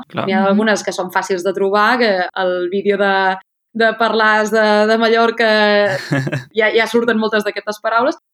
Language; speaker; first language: Catalan; native; Catalan